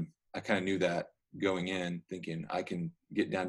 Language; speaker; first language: English; native; English